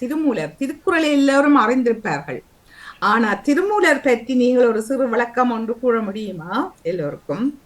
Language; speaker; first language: Tamil; native; Tamil